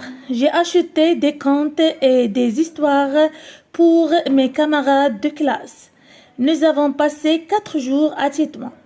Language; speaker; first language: French; non-native, local second language; Arabic